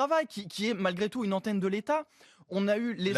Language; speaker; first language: French; native; French